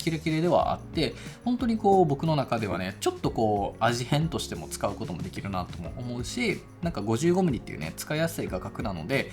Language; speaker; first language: Japanese; native; Japanese